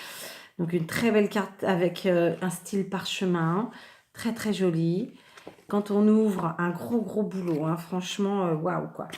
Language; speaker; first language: French; native; French